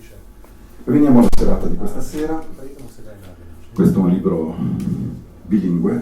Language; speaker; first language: Italian; native; Italian